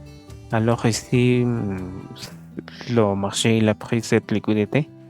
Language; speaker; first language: French; non-native, learner; Spanish